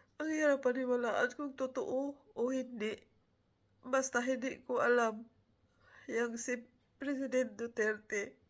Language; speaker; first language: Filipino; non-native, local second language; Cebuano